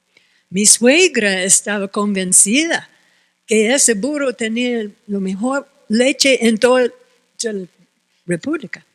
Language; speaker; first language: Spanish; non-native, fluent; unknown